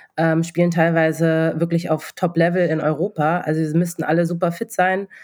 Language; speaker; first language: German; native; German